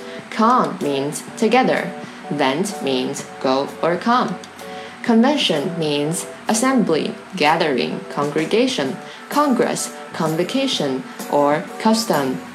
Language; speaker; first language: English; non-native, fluent; Chinese